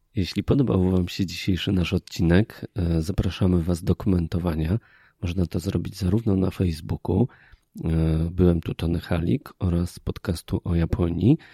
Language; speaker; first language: Polish; native; Polish